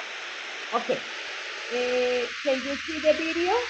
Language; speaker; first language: English; non-native, fluent; Spanish